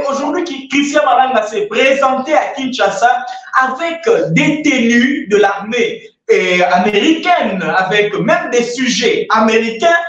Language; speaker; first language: French; non-native, local second language; Lingala